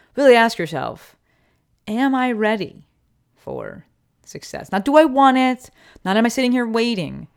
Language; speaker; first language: English; native; English